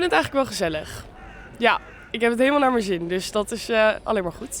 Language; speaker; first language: Dutch; native; Dutch